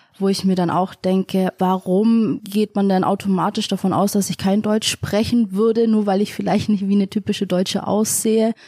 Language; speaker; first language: German; early bilingual, other home language; Turkish